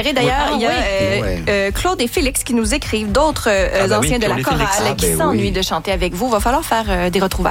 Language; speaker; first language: French; native; French